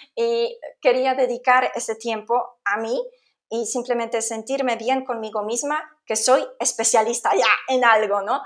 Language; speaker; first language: Spanish; non-native, fluent; Polish